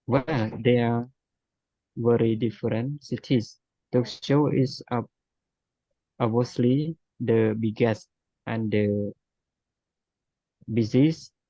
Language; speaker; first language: English; non-native, learner; Khmer